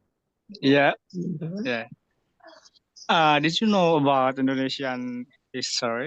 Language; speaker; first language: English; non-native, learner; Indonesian